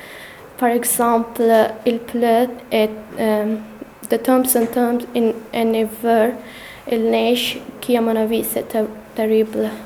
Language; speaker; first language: French; non-native, learner; English